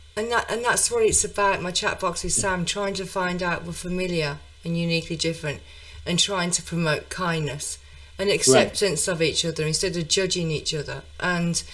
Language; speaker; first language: English; native; English